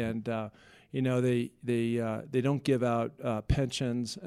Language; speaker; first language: English; native; English